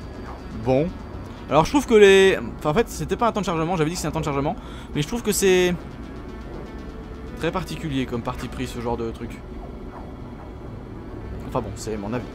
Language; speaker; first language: French; native; French